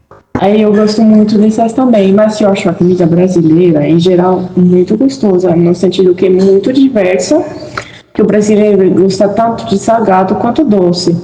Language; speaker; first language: Portuguese; non-native, fluent; French